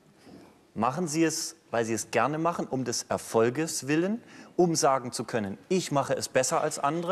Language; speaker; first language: German; native; German